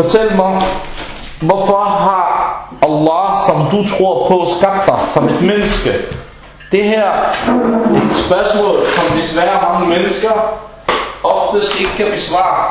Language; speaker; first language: Danish; non-native, fluent; Arabic